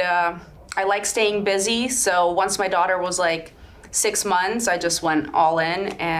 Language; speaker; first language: English; non-native, fluent; Swedish